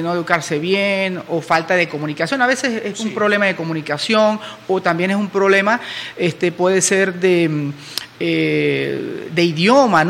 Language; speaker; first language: Spanish; native; Spanish